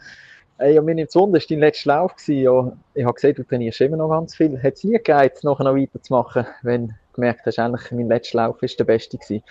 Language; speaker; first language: German; native; German